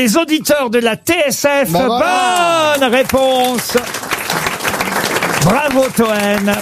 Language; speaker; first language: French; native; French